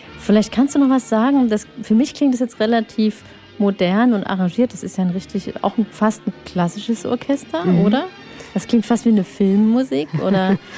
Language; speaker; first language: German; native; German